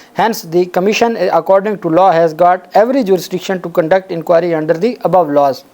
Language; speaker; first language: English; non-native, local second language; Urdu